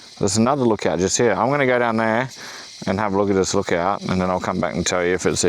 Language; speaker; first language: English; native; English